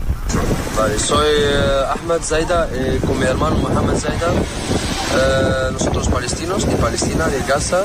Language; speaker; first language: Spanish; non-native, learner; Arabic